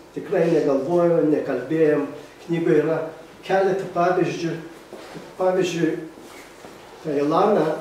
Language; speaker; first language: Lithuanian; early bilingual, other home language; Russian